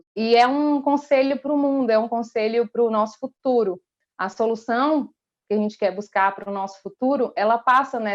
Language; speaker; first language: Portuguese; native; Portuguese